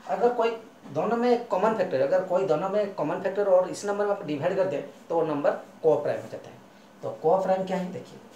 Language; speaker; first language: Hindi; non-native, local second language; Bangla